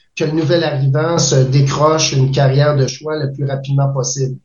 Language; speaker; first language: French; native; French